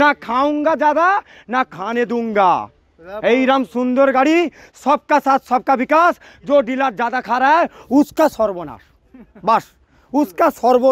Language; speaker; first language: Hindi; non-native, local second language; Bangla